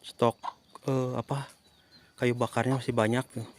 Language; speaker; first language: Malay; non-native, local second language; Sundanese